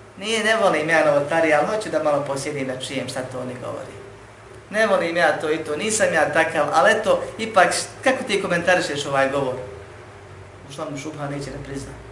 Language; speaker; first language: Bosnian; native; Bosnian